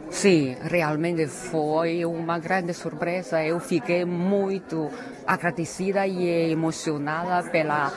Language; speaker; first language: Portuguese; non-native, fluent; Chinese